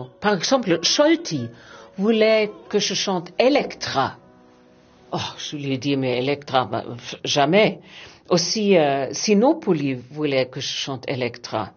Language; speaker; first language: French; non-native, fluent; German